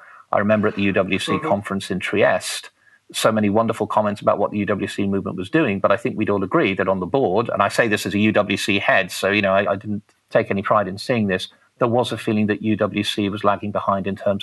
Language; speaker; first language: English; native; English